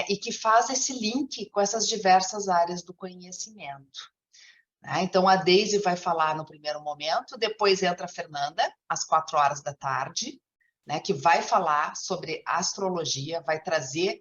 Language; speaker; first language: Portuguese; native; Portuguese